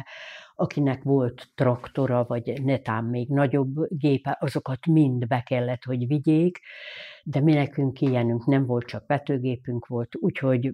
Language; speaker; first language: Hungarian; native; Hungarian